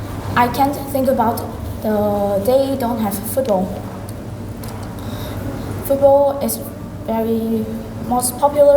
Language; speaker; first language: English; non-native, learner; Vietnamese